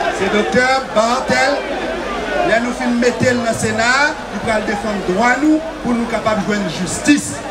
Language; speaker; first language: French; non-native, local second language; Haitian Creole